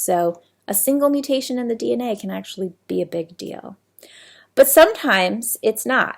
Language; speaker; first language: English; native; English